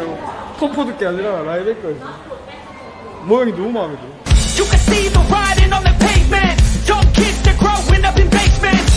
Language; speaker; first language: Korean; native; Korean